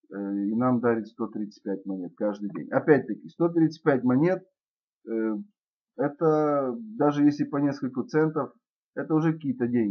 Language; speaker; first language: Russian; native; Russian